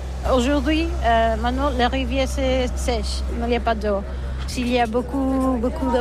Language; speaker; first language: French; non-native, learner; Catalan